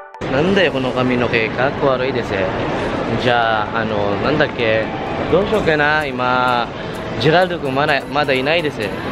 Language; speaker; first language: Japanese; non-native, learner; Filipino